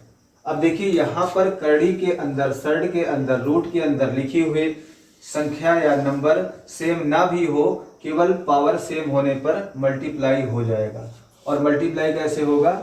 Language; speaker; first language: Hindi; native; Hindi